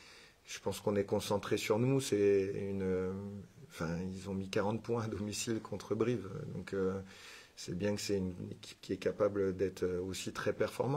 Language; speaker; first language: French; native; French